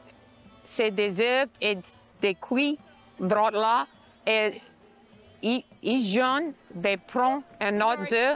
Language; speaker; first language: French; non-native, local second language; English